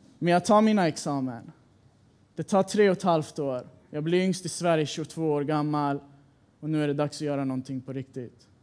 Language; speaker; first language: Swedish; early bilingual, other home language; Persian